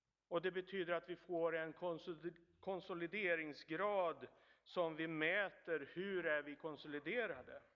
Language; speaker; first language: Swedish; native; Swedish